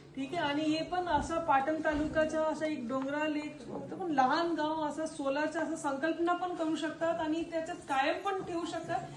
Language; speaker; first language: Marathi; non-native, fluent; Tamil